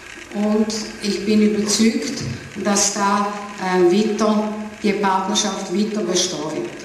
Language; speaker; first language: German; non-native, fluent; Serbian